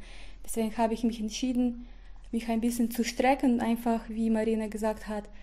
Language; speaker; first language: German; non-native, fluent; Russian